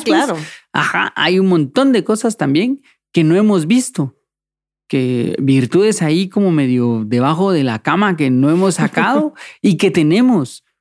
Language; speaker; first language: Spanish; native; Spanish